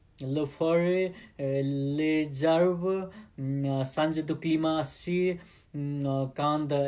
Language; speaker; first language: French; non-native, learner; Nepali